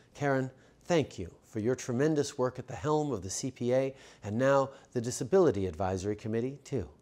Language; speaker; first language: English; early bilingual, other home language; French